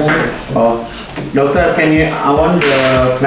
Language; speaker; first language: English; non-native, learner; Indonesian